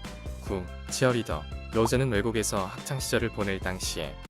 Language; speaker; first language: Korean; native; Korean